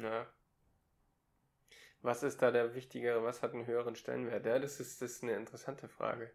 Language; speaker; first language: German; native; German